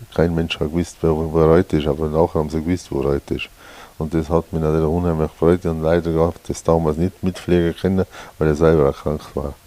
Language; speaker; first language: German; native; German